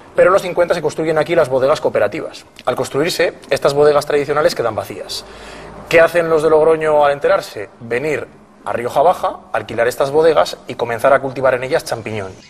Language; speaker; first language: Spanish; native; Spanish